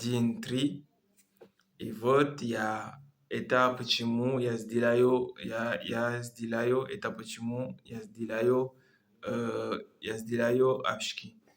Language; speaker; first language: Russian; non-native, learner; Comorian